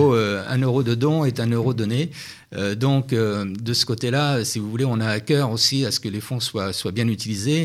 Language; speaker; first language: French; native; French